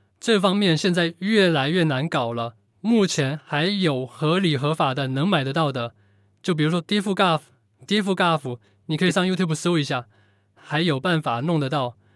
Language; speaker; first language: Chinese; native; Chinese